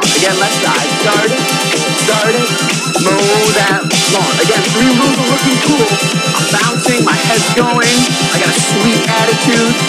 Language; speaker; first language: English; native; English